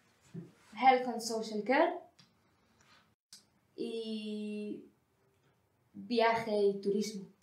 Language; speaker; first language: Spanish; non-native, learner; English